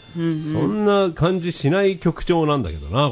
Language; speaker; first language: Japanese; native; Japanese